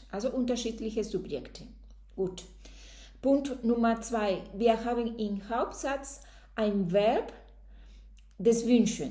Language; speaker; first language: German; non-native, fluent; Spanish